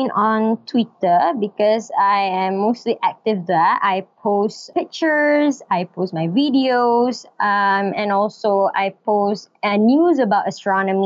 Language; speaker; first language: English; non-native, local second language; Malay